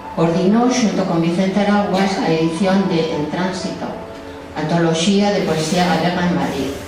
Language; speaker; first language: Galician; non-native, fluent; Spanish